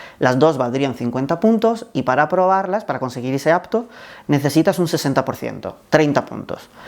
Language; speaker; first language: Spanish; native; Spanish